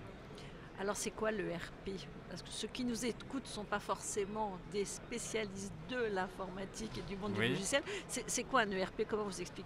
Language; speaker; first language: French; native; French